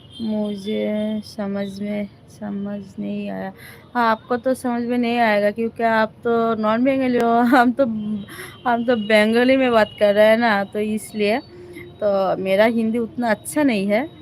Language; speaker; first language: Hindi; non-native, local second language; Bangla